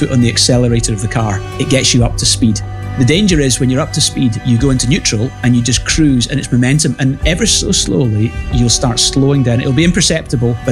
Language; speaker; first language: English; native; English